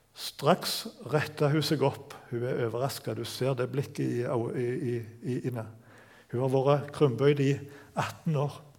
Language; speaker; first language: Norwegian; native; Norwegian